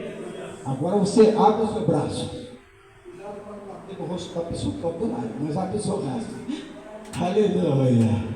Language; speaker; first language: Portuguese; native; Portuguese